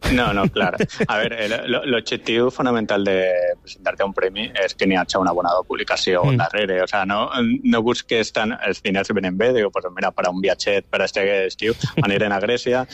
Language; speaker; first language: Catalan; non-native, local second language; Spanish